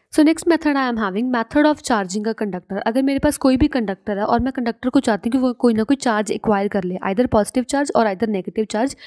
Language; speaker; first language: Hindi; native; Hindi